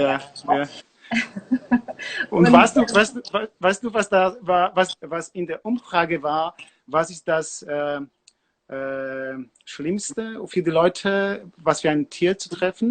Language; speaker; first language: German; non-native, learner; Polish